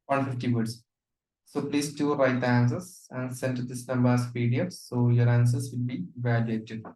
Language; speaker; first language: English; non-native, local second language; Malayalam